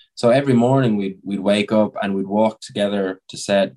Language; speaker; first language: English; native; English